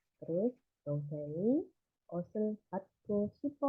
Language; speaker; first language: Korean; non-native, fluent; Indonesian